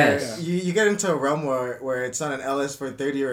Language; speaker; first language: English; early bilingual, other home language; Indonesian